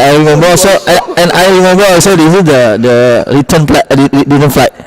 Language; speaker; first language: English; non-native, learner; Indonesian